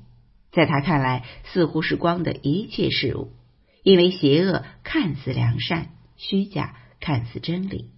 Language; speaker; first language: Chinese; native; Chinese